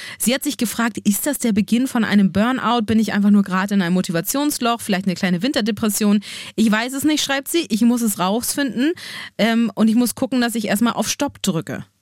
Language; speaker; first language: German; native; German